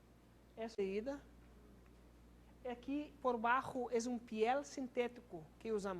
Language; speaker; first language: Spanish; non-native, learner; English